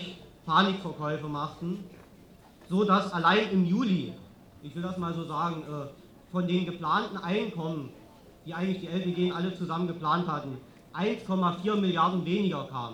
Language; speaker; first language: German; native; German